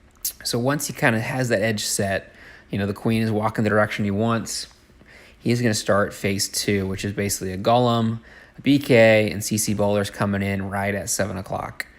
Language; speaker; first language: English; native; English